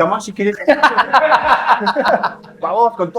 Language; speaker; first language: Spanish; non-native, learner; French